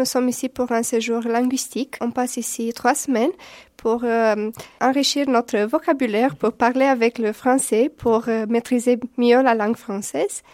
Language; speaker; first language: French; non-native, fluent; Romanian